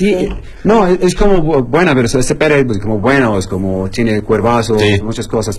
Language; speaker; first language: Spanish; non-native, learner; Arabic